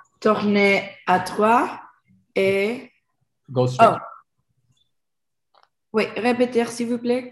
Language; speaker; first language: French; non-native, learner; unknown